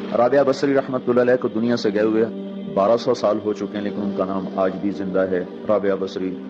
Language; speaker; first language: Urdu; non-native, local second language; Punjabi